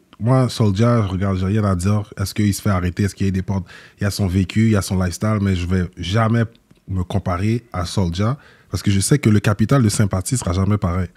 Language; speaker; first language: French; early bilingual, other home language; Haitian Creole